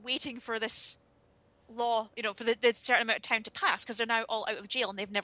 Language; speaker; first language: English; native; English